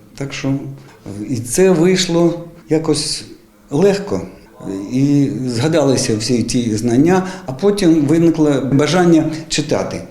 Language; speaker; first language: Ukrainian; non-native, local second language; Russian